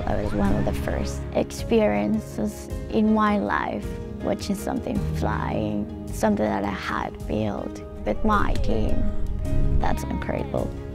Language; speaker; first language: English; non-native, fluent; Spanish